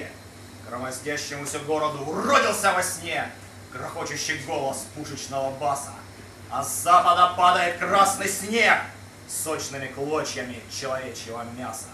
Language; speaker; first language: Russian; native; Russian